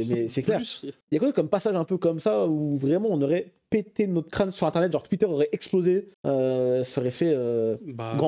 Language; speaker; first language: French; native; French